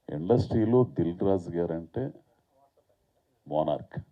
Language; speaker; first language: Telugu; native; Telugu